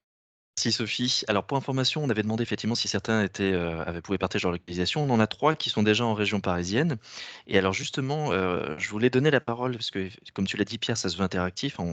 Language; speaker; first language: French; native; French